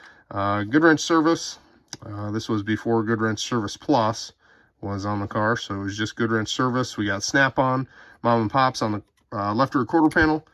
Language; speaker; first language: English; native; English